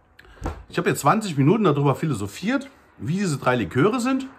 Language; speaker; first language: German; native; German